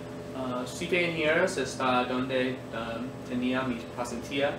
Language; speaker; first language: Spanish; non-native, learner; English